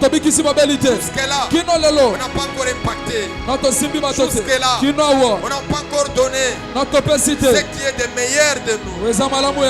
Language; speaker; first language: French; non-native, local second language; Lingala